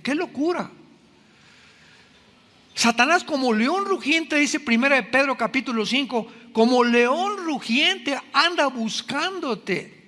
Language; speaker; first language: Spanish; native; Spanish